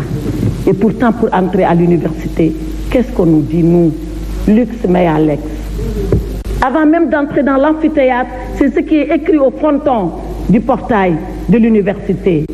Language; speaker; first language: French; non-native, local second language; Fula